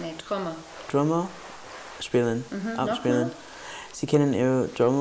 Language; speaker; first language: German; non-native, learner; English